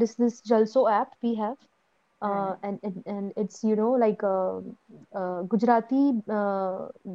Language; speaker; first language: English; non-native, local second language; Gujarati